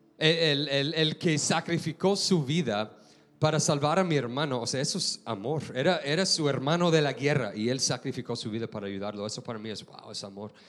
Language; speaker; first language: Spanish; non-native, fluent; English